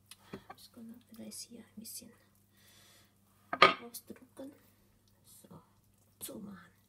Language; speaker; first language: German; non-native, learner; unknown